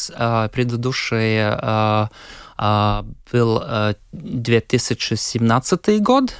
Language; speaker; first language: Russian; non-native, local second language; Latvian